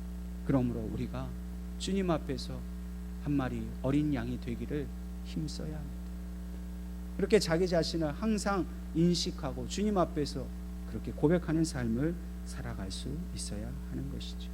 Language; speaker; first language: Korean; native; Korean